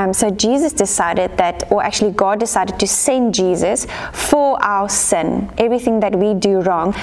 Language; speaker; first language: English; non-native, local second language; Afrikaans